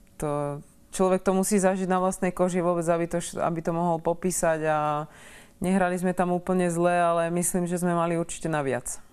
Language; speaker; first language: Slovak; native; Slovak